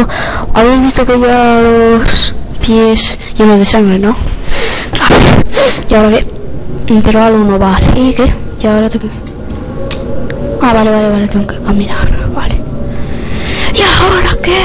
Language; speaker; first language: Spanish; native; Spanish